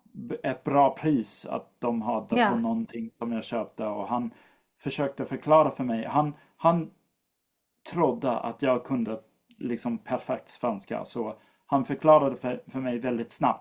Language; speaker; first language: Swedish; non-native, fluent; English